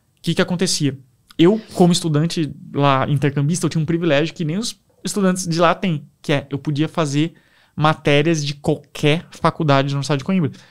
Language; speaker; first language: Portuguese; native; Portuguese